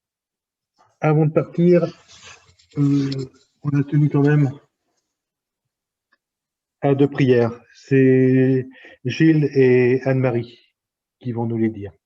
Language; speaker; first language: French; native; French